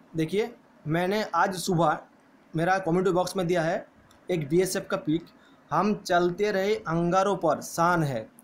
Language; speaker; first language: Hindi; non-native, local second language; Bangla